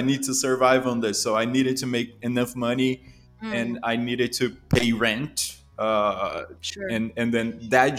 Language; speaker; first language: English; non-native, fluent; Portuguese